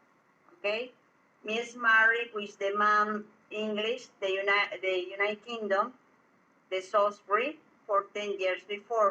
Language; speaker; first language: English; non-native, learner; Spanish